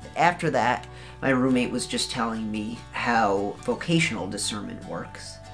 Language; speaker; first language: English; native; English